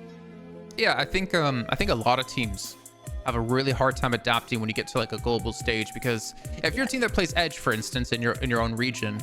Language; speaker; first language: English; native; English